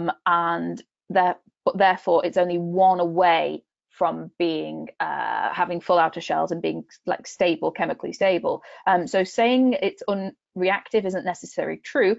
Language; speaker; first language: English; native; English